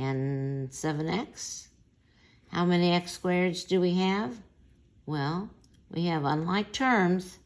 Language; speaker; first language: English; native; English